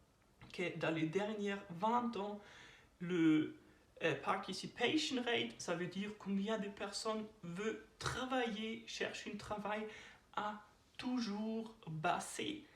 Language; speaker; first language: French; non-native, learner; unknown